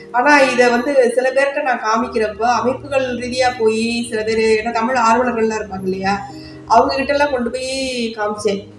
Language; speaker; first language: Tamil; native; Tamil